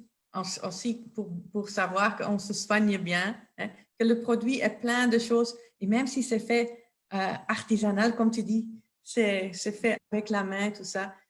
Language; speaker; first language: French; non-native, local second language; Dutch